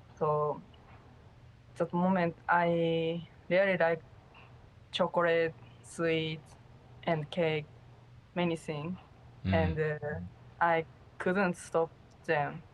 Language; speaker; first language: English; non-native, learner; Japanese